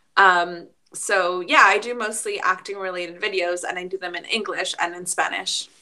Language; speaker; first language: English; early bilingual, other home language; Spanish